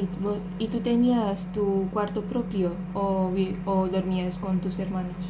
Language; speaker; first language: Spanish; early bilingual, other home language; Romanian